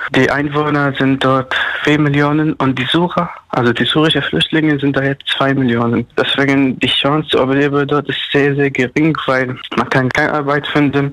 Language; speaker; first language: German; non-native, fluent; Arabic